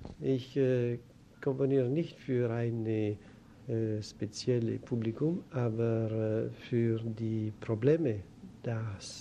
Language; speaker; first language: German; non-native, learner; Greek